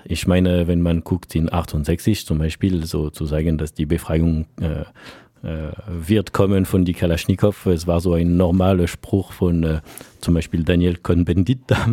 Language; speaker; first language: German; non-native, fluent; French